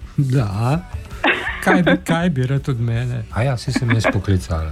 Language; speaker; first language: Slovenian; native; Slovenian